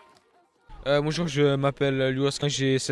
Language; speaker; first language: French; early bilingual, other home language; Hungarian